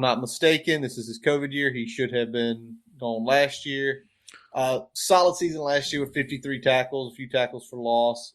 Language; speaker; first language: English; native; English